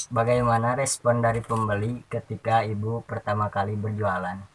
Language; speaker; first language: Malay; non-native, local second language; Sundanese